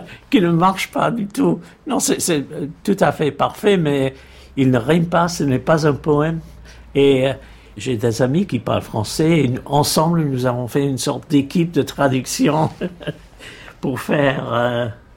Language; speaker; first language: French; non-native, fluent; English